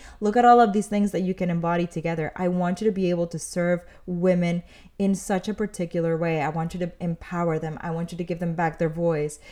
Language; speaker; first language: English; early bilingual, other home language; Spanish